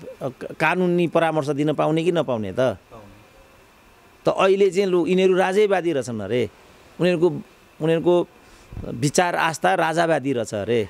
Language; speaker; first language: Nepali; native; Nepali